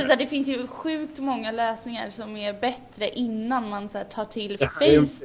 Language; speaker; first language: Swedish; native; Swedish